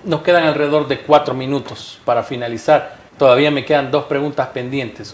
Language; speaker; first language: Spanish; native; Spanish